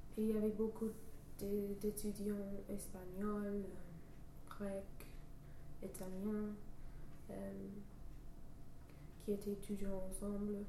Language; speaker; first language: French; non-native, fluent; English